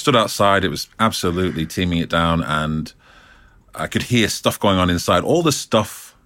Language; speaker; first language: English; native; English